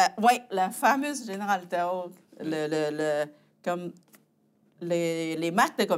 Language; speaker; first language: French; non-native, fluent; Chinese